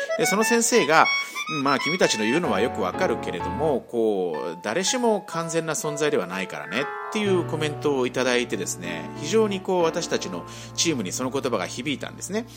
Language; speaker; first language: Japanese; native; Japanese